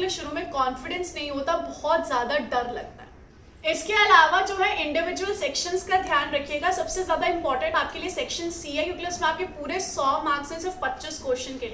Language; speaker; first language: Hindi; native; Hindi